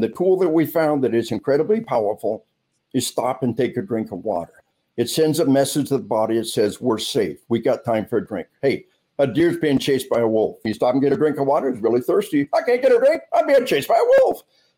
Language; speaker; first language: English; native; English